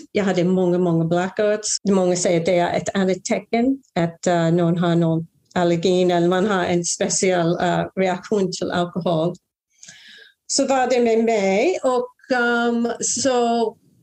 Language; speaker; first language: Swedish; non-native, fluent; English